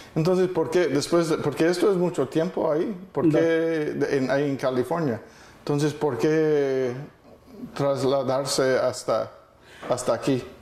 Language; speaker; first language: Spanish; non-native, fluent; English